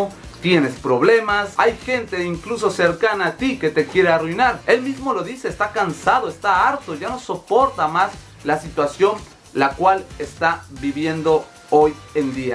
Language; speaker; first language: Spanish; native; Spanish